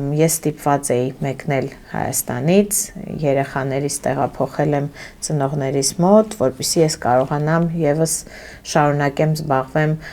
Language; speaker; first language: Armenian; early bilingual, heritage; Armenian